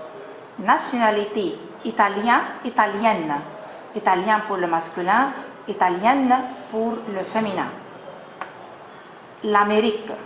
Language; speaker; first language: French; non-native, fluent; Arabic